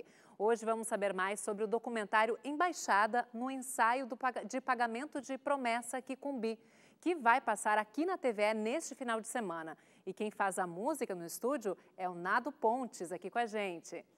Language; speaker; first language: Portuguese; native; Portuguese